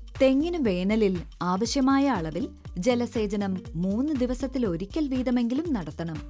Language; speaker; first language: Malayalam; native; Malayalam